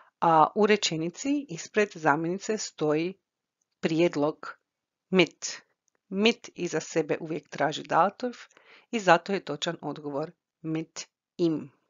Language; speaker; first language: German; non-native, fluent; Croatian